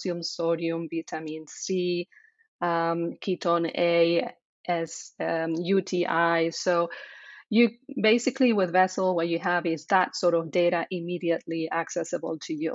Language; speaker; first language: English; non-native, fluent; Spanish